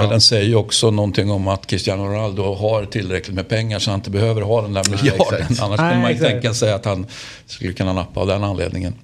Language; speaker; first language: Swedish; native; Swedish